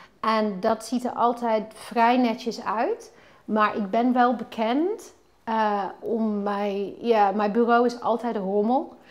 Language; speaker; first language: Dutch; non-native, fluent; English